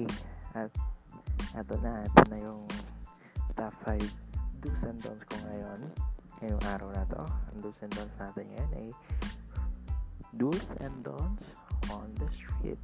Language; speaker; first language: English; non-native, local second language; Filipino